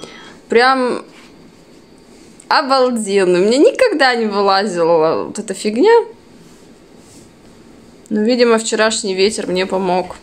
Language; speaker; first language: Russian; native; Russian